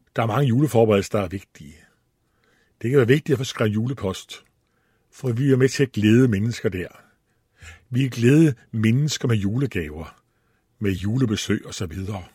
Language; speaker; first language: Danish; native; Danish